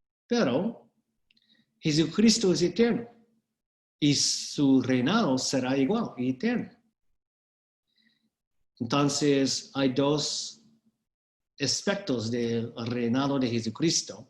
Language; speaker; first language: Spanish; non-native, fluent; English